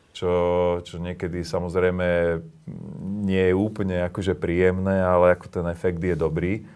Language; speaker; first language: Slovak; native; Slovak